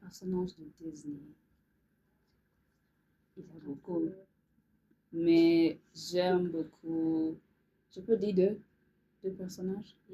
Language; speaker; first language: French; non-native, learner; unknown